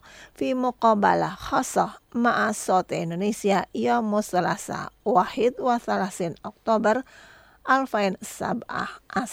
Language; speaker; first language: Arabic; non-native, fluent; Indonesian